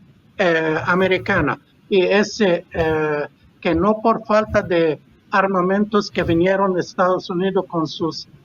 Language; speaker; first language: Spanish; non-native, fluent; Arabic